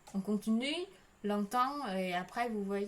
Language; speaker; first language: French; non-native, learner; Khmer